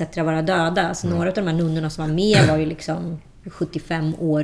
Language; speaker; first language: Swedish; native; Swedish